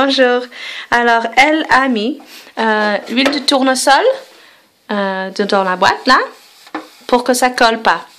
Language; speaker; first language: French; non-native, fluent; English